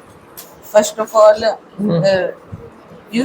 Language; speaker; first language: English; non-native, learner; Hindi